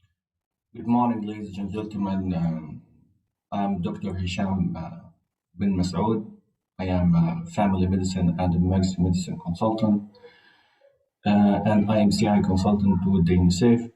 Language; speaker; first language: English; non-native, fluent; Arabic